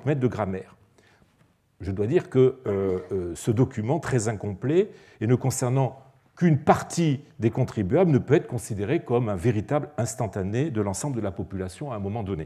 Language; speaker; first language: French; native; French